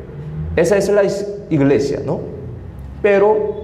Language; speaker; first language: Spanish; non-native, fluent; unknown